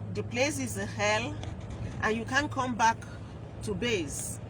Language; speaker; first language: English; non-native, local second language; Yoruba